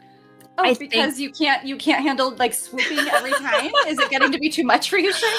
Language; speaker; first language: English; native; English